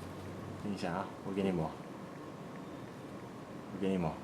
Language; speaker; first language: Chinese; non-native, fluent; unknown